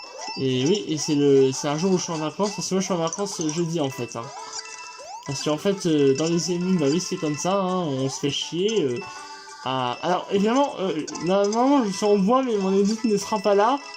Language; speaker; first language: French; native; French